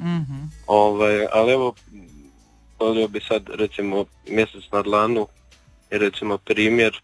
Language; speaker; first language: Serbian; native; Serbian